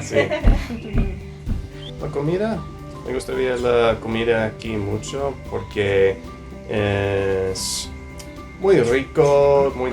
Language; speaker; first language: Spanish; non-native, learner; English